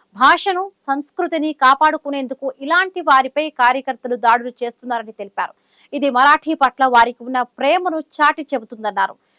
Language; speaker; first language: Telugu; native; Telugu